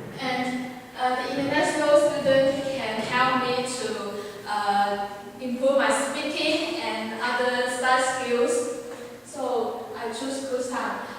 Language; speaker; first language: English; non-native, learner; Chinese